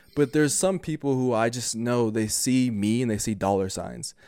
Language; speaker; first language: English; native; English